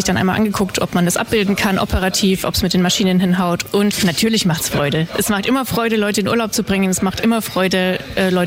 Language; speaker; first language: German; native; German